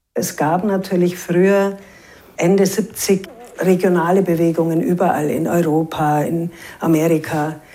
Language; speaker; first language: German; native; German